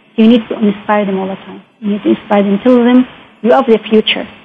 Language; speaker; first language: English; non-native, fluent; Arabic